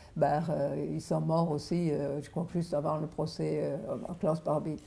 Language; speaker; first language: French; non-native, fluent; German